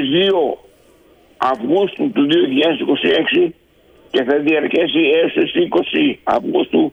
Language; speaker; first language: Greek; native; Greek